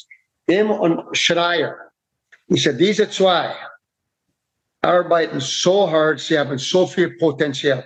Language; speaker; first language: German; non-native, fluent; English